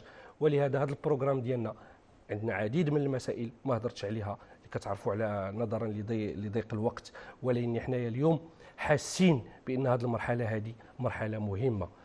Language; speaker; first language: Arabic; native; Arabic